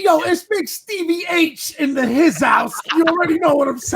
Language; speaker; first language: English; native; English